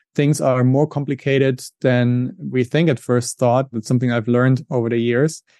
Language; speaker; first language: English; non-native, fluent; German